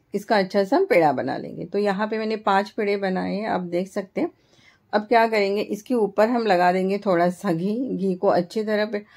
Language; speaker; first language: Hindi; non-native, local second language; Marathi